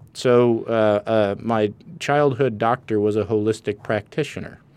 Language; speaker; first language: English; native; English